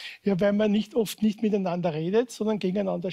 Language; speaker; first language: German; native; German